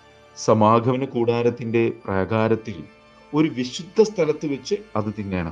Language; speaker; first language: Malayalam; native; Malayalam